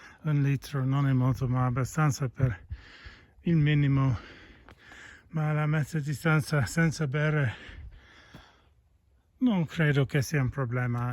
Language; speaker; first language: Italian; non-native, fluent; English